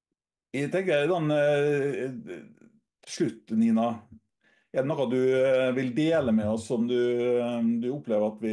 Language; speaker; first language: Norwegian; native; Norwegian